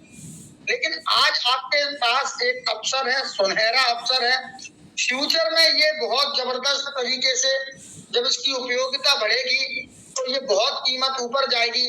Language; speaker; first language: Hindi; native; Hindi